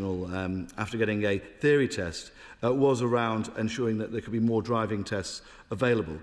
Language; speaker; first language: English; native; English